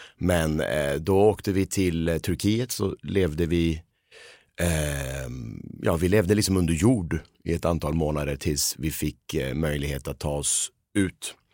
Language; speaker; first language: Swedish; early bilingual, other home language; Persian